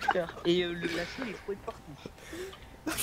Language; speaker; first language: French; native; French